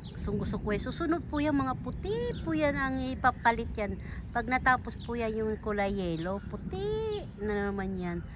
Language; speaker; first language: Filipino; native; Filipino